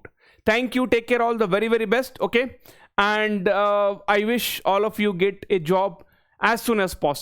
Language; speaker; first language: English; non-native, local second language; Hindi